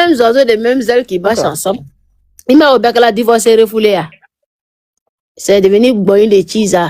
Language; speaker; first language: French; non-native, local second language; Mandingo